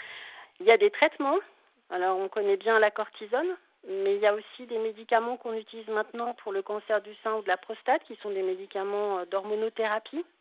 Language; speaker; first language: French; native; French